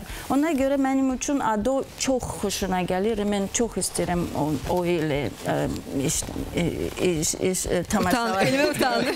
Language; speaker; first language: Azerbaijani; non-native, learner; Russian